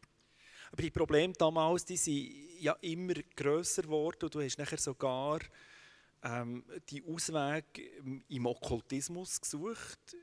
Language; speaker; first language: German; native; German